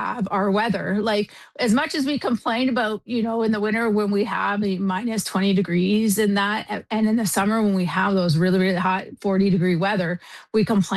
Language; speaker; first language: English; native; English